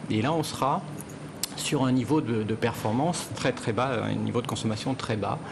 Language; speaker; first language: French; native; French